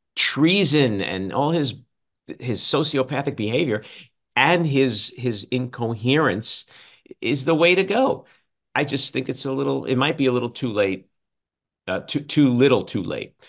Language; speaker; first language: English; native; English